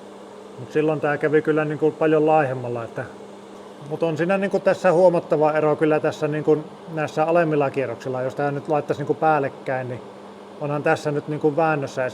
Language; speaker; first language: Finnish; native; Finnish